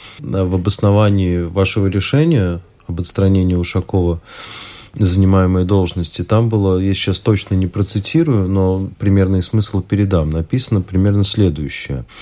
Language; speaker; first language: Russian; native; Russian